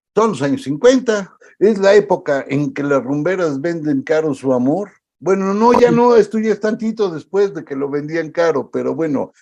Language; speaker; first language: Spanish; native; Spanish